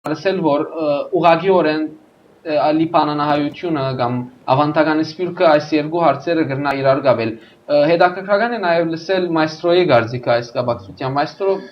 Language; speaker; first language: Armenian; early bilingual, heritage; Armenian